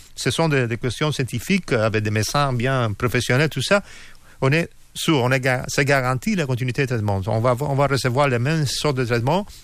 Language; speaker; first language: French; non-native, learner; Spanish